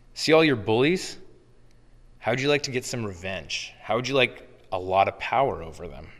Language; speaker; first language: English; native; English